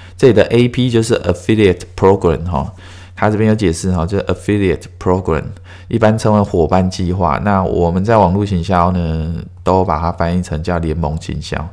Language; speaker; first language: Chinese; native; Chinese